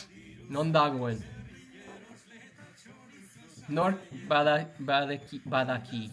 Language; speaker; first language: Basque; non-native, learner; English